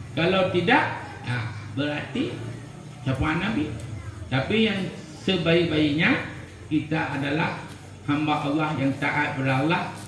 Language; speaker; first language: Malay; non-native, local second language; Achinese